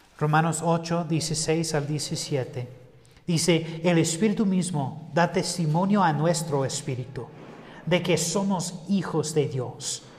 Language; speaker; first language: Spanish; non-native, fluent; English